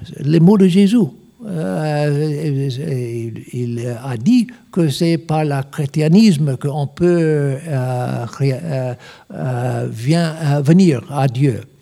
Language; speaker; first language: French; non-native, learner; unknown